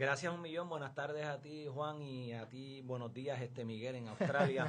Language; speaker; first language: Spanish; native; Spanish